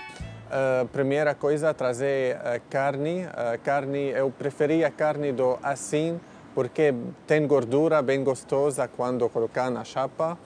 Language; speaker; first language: Portuguese; non-native, learner; Arabic